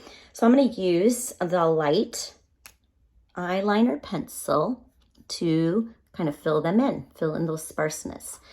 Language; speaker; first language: English; native; English